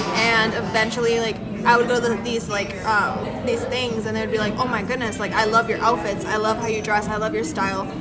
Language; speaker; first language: English; early bilingual, other home language; Spanish